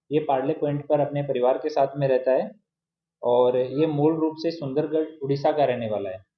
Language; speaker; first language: Hindi; non-native, local second language; Gujarati